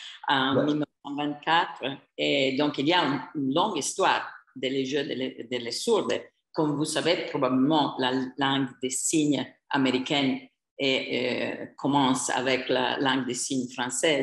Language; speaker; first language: French; non-native, fluent; English